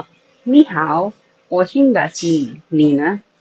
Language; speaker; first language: Chinese; non-native, learner; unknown